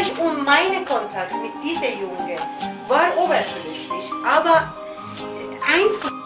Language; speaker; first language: German; non-native, learner; Persian